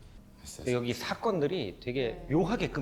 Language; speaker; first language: Korean; native; Korean